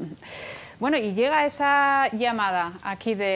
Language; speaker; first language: Spanish; native; Spanish